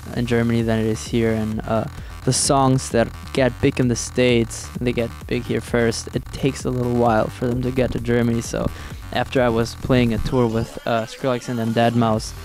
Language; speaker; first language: English; non-native, fluent; German